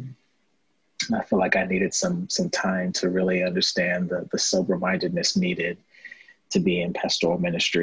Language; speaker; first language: English; native; English